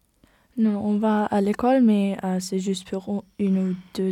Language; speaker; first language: French; non-native, learner; German